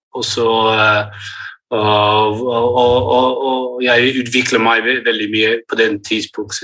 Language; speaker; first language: Norwegian; early bilingual, heritage; English